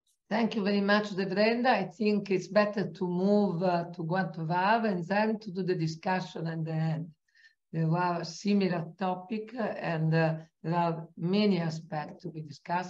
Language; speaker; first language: English; non-native, fluent; Italian